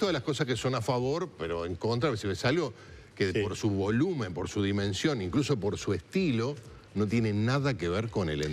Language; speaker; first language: Spanish; native; Spanish